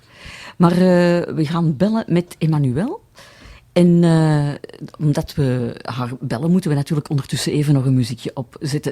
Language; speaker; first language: Dutch; native; Dutch